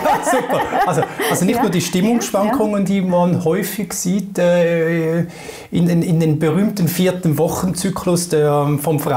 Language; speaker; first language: German; native; German